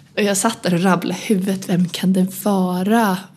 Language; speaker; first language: Swedish; native; Swedish